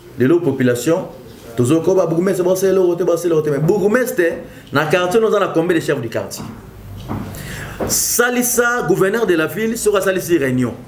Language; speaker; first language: Lingala; native; Lingala